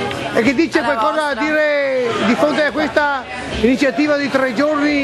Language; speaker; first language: Italian; native; Italian